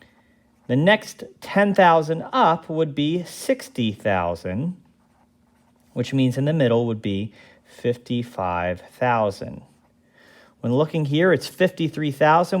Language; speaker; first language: English; native; English